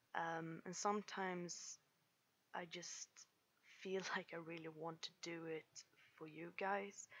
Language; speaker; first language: English; non-native, fluent; Swedish